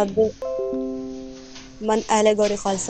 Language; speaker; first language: Persian; non-native, learner; Urdu